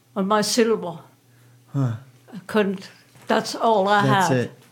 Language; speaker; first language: English; non-native, fluent; German